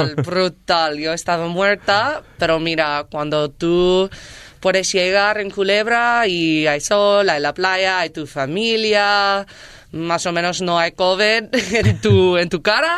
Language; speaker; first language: Spanish; non-native, learner; English